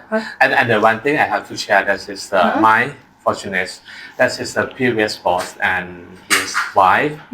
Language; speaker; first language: English; non-native, learner; Thai